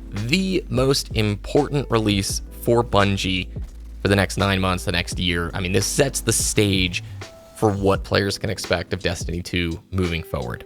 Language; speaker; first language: English; native; English